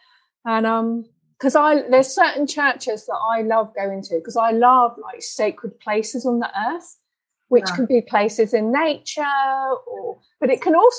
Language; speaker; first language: English; native; English